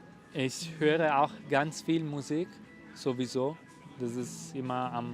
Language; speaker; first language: German; non-native, fluent; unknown